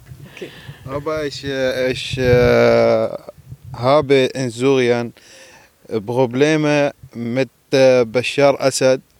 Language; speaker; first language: German; non-native, learner; Arabic